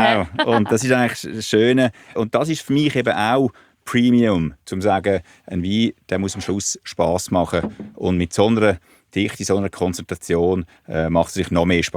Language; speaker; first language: German; native; German